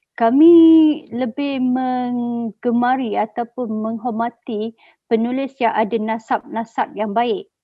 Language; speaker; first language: Malay; native; Malay